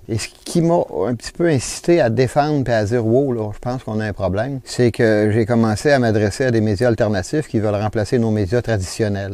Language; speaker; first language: French; native; French